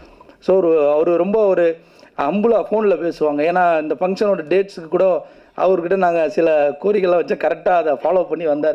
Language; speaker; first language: Tamil; native; Tamil